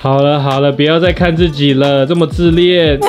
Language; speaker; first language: Chinese; native; Chinese